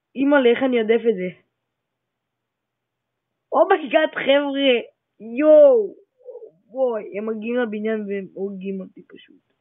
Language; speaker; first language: Hebrew; native; Hebrew